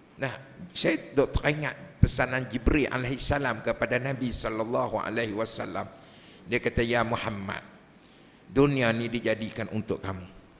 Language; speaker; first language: Malay; native; Malay